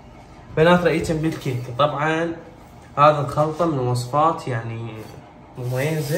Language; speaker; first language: Arabic; native; Arabic